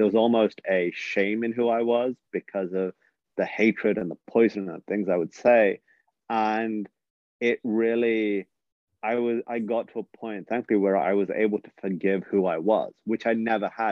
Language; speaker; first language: English; native; English